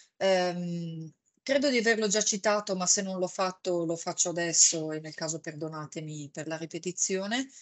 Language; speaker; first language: Italian; native; Italian